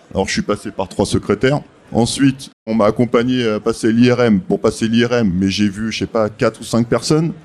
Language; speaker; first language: French; native; French